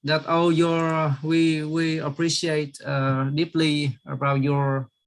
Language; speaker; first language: English; non-native, learner; Vietnamese